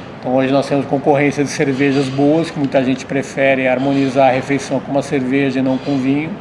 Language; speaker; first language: Portuguese; native; Portuguese